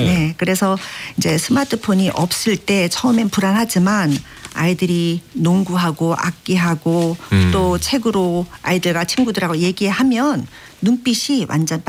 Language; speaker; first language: Korean; native; Korean